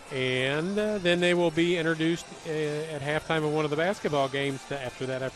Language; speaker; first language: English; native; English